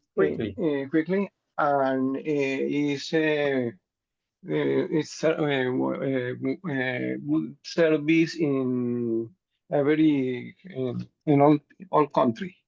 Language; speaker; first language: English; non-native, learner; Spanish